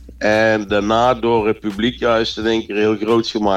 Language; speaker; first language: Dutch; native; Dutch